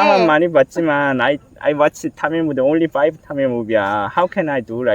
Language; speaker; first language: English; non-native, learner; Korean